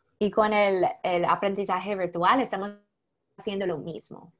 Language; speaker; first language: Spanish; non-native, learner; English